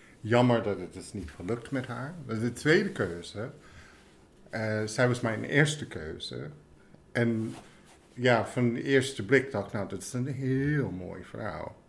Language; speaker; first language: Dutch; non-native, fluent; English